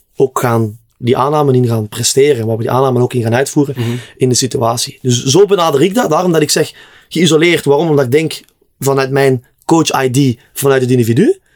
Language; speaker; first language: Dutch; native; Dutch